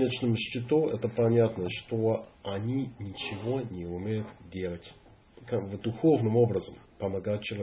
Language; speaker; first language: Russian; non-native, fluent; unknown